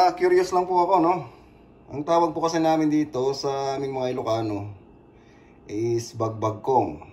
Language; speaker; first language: Filipino; non-native, local second language; Iloko